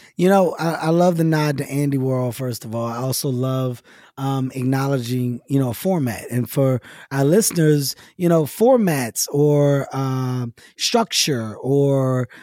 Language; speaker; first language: English; native; English